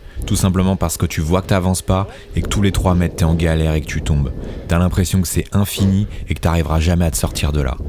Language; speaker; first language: French; native; French